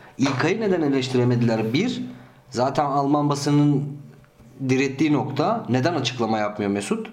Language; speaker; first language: Turkish; early bilingual, heritage; Turkish